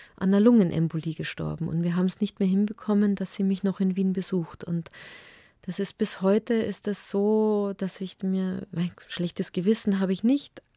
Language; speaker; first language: German; native; German